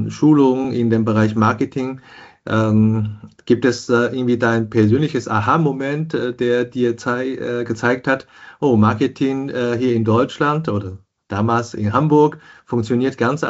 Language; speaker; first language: German; non-native, fluent; Chinese